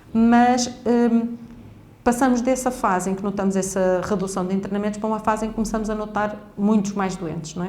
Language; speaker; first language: Portuguese; native; Portuguese